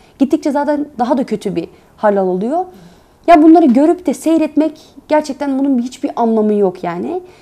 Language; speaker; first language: Turkish; early bilingual, heritage; Turkish